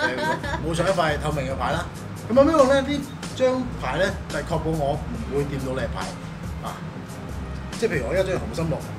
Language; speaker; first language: Cantonese; native; Cantonese